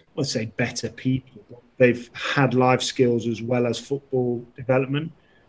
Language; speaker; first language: English; native; English